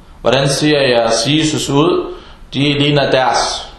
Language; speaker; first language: Danish; non-native, fluent; Arabic